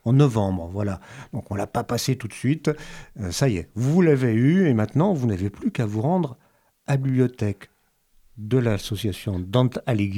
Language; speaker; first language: French; native; French